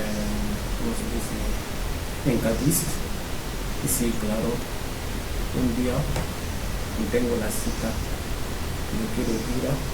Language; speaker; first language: Spanish; non-native, learner; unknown